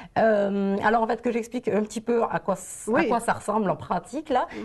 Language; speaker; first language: French; native; French